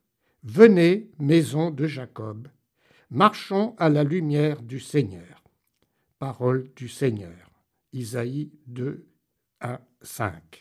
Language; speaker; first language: French; native; French